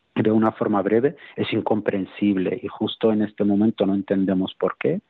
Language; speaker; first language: Spanish; native; Spanish